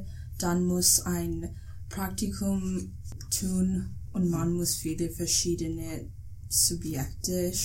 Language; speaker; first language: German; non-native, learner; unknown